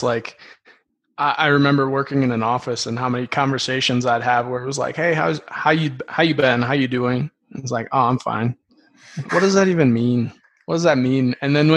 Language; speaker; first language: English; native; English